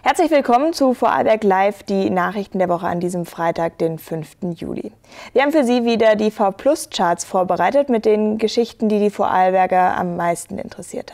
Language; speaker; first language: German; native; German